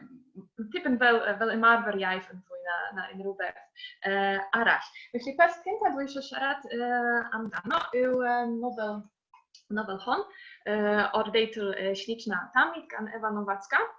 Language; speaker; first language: Welsh; non-native, fluent; Polish